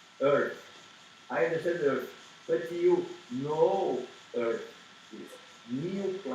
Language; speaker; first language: English; non-native, learner; Portuguese